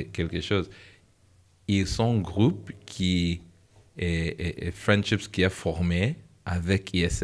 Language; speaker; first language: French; non-native, learner; English